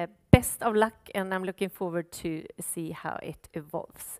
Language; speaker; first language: English; non-native, fluent; Swedish